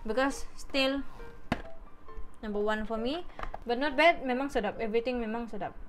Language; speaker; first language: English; non-native, local second language; Malay